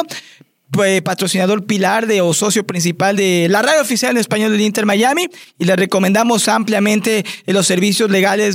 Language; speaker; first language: Spanish; native; Spanish